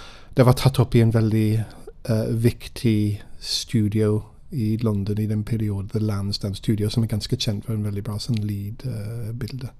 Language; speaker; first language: Norwegian; non-native, fluent; English